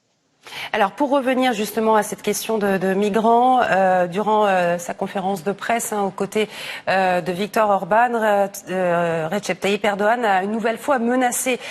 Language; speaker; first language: French; native; French